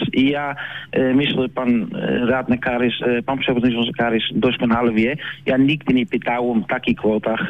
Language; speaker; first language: Polish; non-native, learner; Dutch